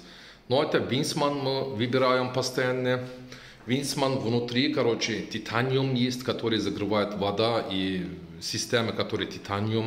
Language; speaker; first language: Russian; non-native, local second language; Turkish